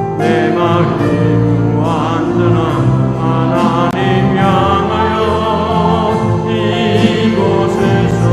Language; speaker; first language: Korean; native; Korean